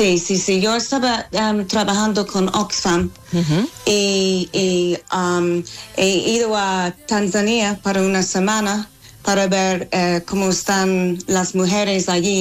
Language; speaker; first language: Spanish; non-native, fluent; English